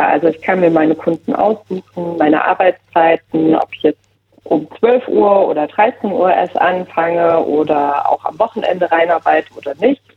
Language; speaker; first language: German; native; German